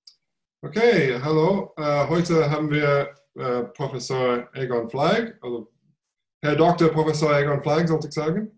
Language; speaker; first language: German; non-native, fluent; English